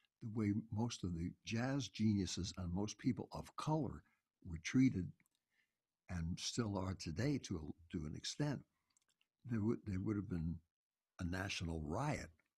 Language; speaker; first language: English; native; English